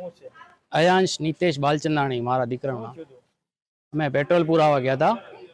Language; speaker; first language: Gujarati; non-native, local second language; Sindhi